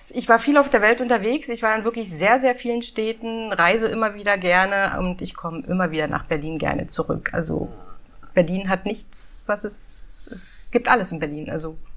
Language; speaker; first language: German; native; German